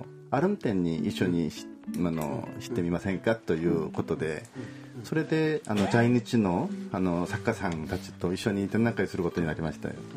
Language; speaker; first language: Japanese; non-native, fluent; Korean